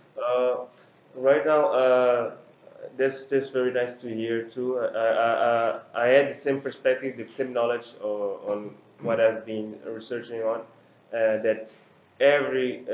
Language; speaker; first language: English; non-native, fluent; Portuguese